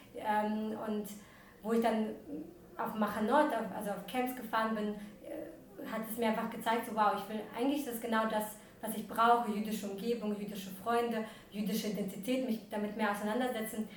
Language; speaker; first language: German; early bilingual, other home language; Russian